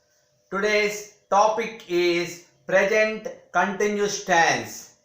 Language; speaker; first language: English; non-native, local second language; Telugu